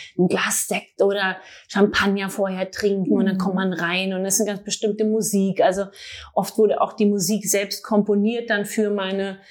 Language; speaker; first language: German; native; German